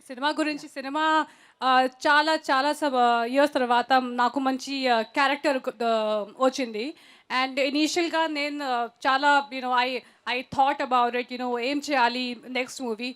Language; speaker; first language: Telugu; non-native, learner; Hindi